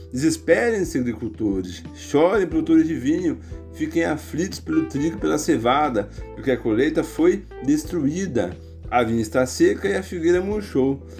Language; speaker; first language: Portuguese; native; Portuguese